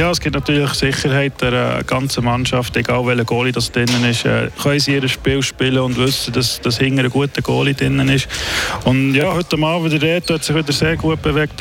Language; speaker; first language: German; native; German